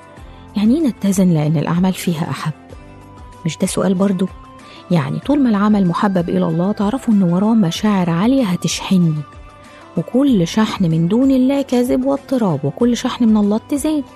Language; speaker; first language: Arabic; native; Arabic